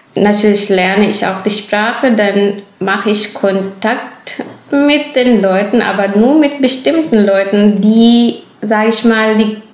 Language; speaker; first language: German; non-native, fluent; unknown